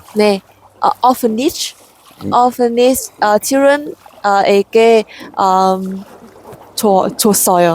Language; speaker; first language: Korean; non-native, learner; Vietnamese